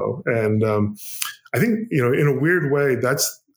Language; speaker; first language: English; non-native, fluent; Korean